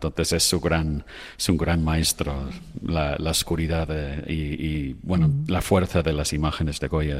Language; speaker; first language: Spanish; non-native, fluent; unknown